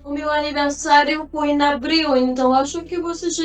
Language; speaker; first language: Portuguese; non-native, fluent; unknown